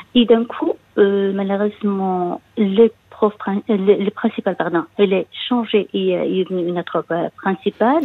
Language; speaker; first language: French; non-native, local second language; Arabic